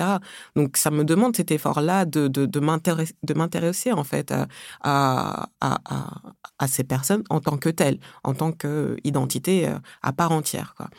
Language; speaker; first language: French; early bilingual, other home language; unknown